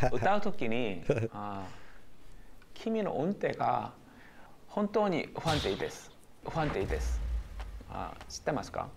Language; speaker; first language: Japanese; non-native, learner; Korean